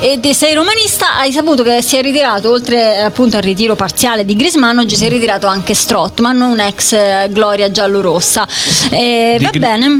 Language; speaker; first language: Italian; native; Italian